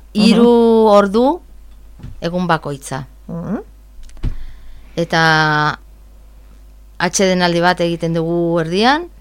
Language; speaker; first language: Basque; non-native, learner; Galician